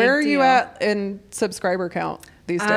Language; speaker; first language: English; native; English